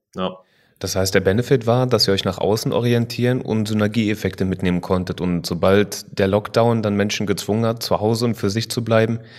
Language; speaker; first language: German; native; German